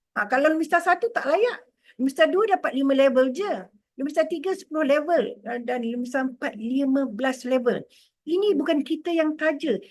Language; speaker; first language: Malay; native; Malay